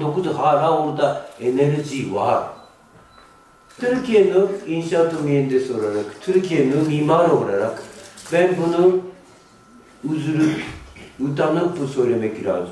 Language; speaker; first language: Turkish; non-native, fluent; Japanese